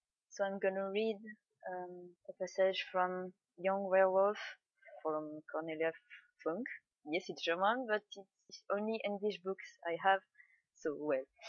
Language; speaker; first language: English; non-native, fluent; French